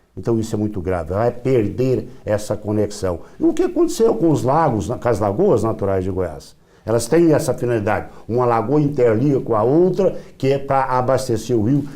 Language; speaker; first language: Portuguese; native; Portuguese